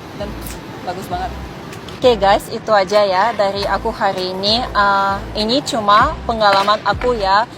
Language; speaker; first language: Indonesian; non-native, fluent; Russian